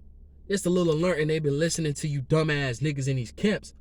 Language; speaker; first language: English; native; English